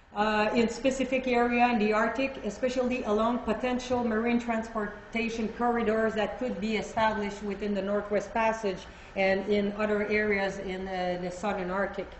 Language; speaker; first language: English; non-native, fluent; French